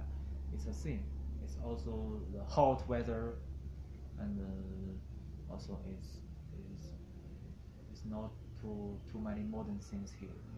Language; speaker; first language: English; non-native, learner; Chinese